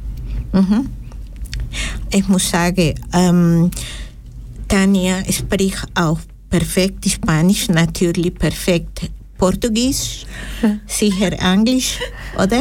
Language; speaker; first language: German; non-native, learner; Spanish